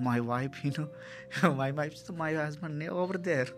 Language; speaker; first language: English; non-native, local second language; Tamil